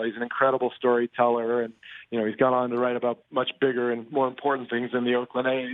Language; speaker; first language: English; native; English